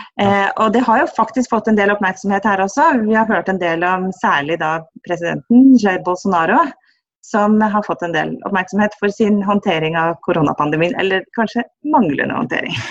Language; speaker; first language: Norwegian; native; Norwegian